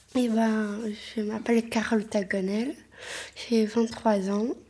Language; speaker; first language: French; non-native, fluent; Spanish